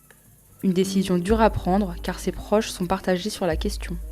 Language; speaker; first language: French; native; French